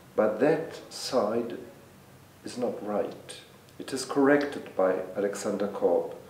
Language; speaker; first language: English; non-native, fluent; German